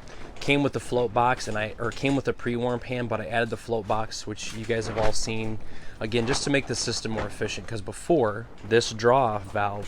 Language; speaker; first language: English; native; English